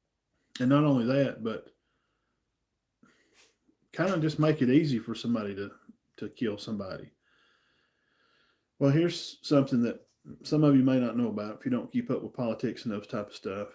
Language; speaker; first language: English; native; English